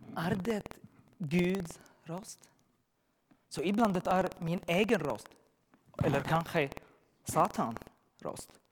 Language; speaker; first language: Swedish; non-native, learner; Arabic